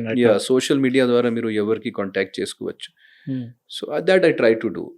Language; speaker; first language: Telugu; non-native, fluent; Hindi